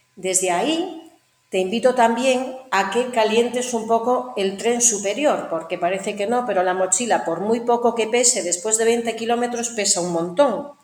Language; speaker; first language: Spanish; native; Spanish